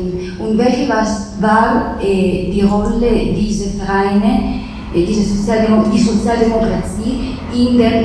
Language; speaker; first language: German; non-native, fluent; Italian